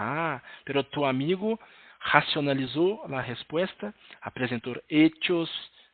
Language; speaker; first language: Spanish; non-native, learner; Portuguese